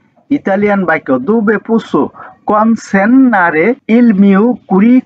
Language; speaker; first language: Italian; non-native, learner; Bangla